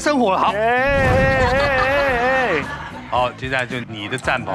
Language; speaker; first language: Chinese; native; Chinese